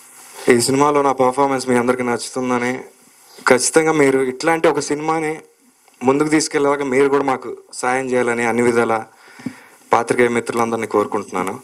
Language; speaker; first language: Telugu; native; Telugu